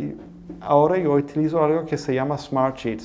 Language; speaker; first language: Spanish; non-native, fluent; English